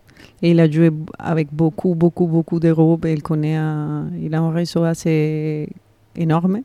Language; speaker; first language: French; non-native, fluent; Spanish